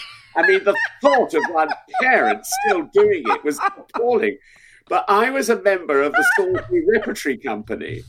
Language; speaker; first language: English; native; English